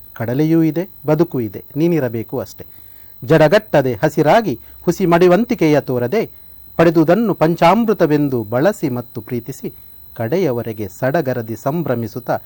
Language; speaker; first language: Kannada; non-native, local second language; Tulu